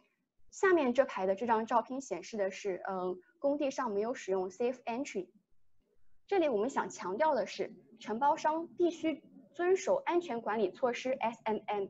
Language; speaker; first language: Chinese; native; Chinese